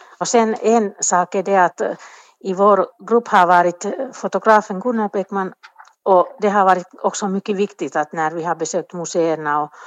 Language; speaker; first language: Swedish; non-native, local second language; Finnish